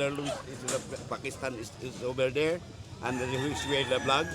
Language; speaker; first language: English; non-native, learner; Hiligaynon